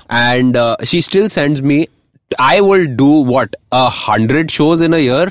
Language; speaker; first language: English; non-native, local second language; Hindi